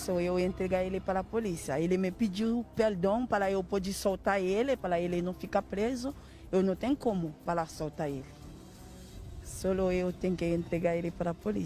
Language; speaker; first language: Portuguese; non-native, learner; Haitian Creole